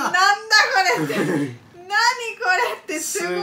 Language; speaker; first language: Japanese; non-native, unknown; Spanish